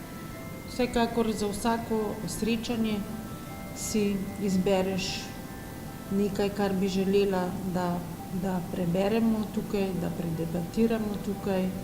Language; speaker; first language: Slovenian; native; Slovenian